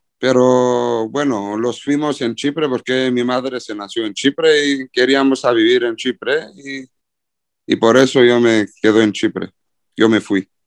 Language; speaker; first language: Spanish; early bilingual, heritage; Spanish